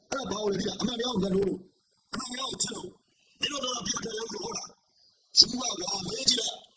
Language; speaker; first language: Burmese; native; Burmese